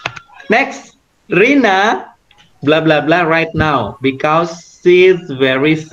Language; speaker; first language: English; non-native, fluent; Indonesian